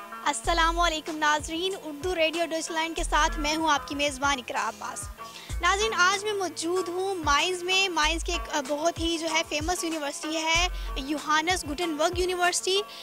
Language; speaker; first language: Urdu; native; Urdu